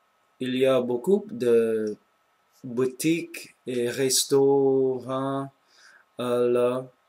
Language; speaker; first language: French; non-native, local second language; English